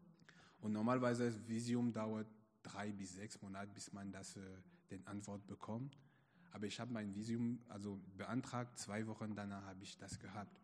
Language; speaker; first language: German; non-native, fluent; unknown